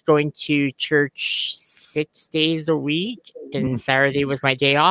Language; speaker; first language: English; native; English